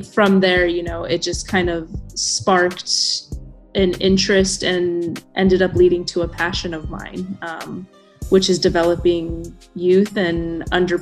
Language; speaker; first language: English; native; English